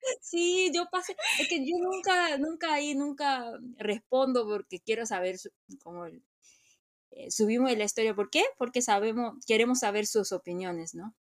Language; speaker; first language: Spanish; non-native, fluent; Korean